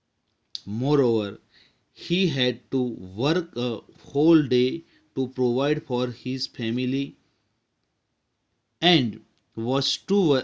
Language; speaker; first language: English; non-native, local second language; Gujarati